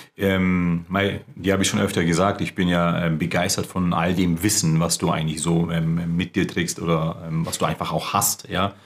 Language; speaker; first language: German; early bilingual, other home language; Turkish